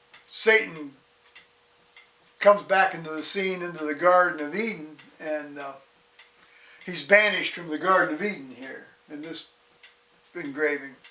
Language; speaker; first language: English; native; English